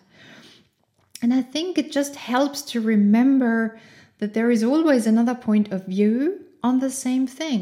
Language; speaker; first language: English; non-native, fluent; German